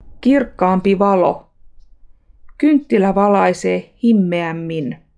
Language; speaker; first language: Finnish; non-native, fluent; Russian